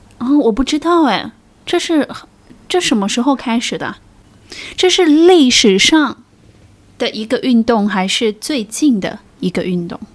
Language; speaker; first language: Chinese; native; Chinese